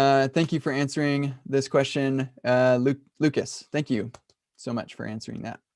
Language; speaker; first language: English; native; English